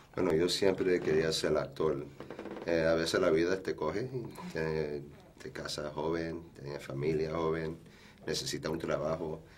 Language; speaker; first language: Spanish; early bilingual, heritage; Spanish